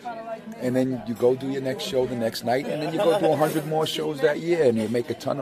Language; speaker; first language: English; native; English